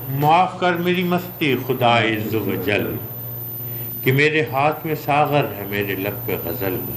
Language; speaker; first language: Urdu; native; Urdu